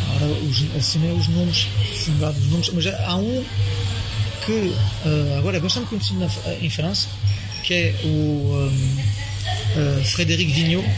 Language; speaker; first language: Portuguese; early bilingual, heritage; French